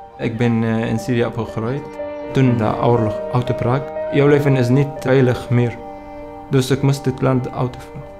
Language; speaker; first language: Dutch; non-native, learner; Arabic